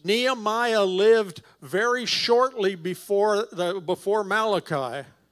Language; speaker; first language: English; native; English